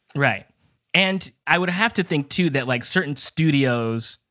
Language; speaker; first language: English; native; English